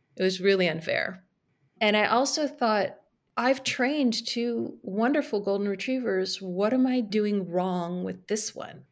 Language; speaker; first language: English; native; English